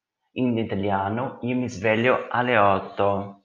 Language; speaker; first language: Italian; non-native, fluent; Portuguese